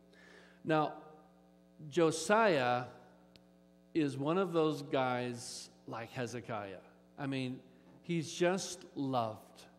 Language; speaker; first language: English; native; English